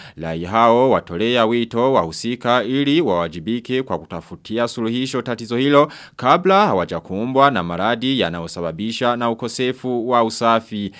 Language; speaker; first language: Swahili; non-native, local second language; Rundi